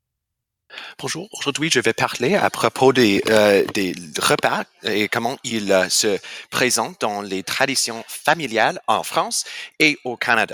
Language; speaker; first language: French; non-native, fluent; English